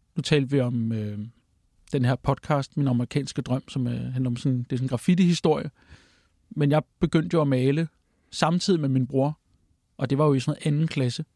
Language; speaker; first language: Danish; native; Danish